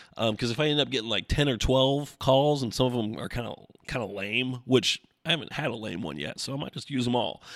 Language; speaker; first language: English; native; English